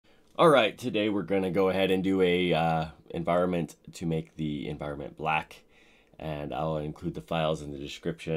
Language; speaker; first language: English; native; English